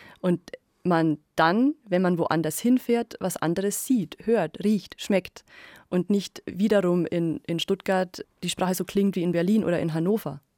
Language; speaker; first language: German; native; German